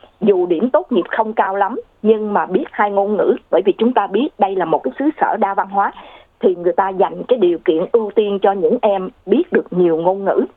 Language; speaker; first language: Vietnamese; native; Vietnamese